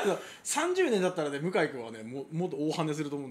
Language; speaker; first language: Japanese; native; Japanese